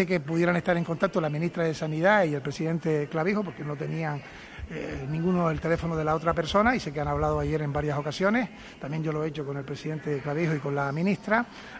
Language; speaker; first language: Spanish; native; Spanish